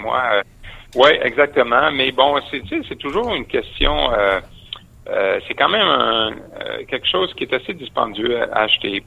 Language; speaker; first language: French; native; French